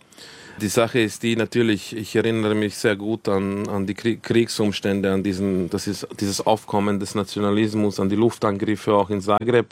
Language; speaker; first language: German; early bilingual, other home language; Croatian